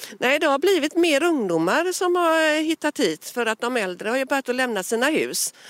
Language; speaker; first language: Swedish; native; Swedish